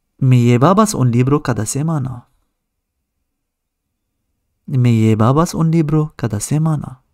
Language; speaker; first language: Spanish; non-native, fluent; Arabic